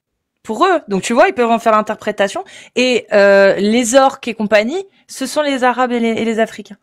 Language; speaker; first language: French; native; French